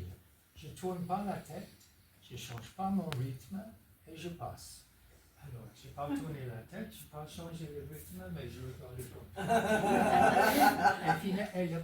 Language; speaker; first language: French; non-native, fluent; English